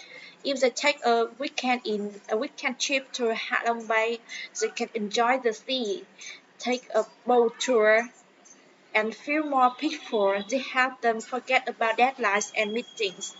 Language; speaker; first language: English; non-native, learner; Vietnamese